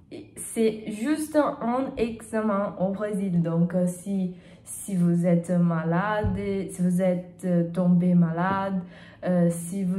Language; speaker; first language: French; non-native, learner; Portuguese